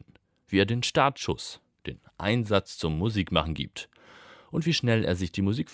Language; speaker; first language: German; native; German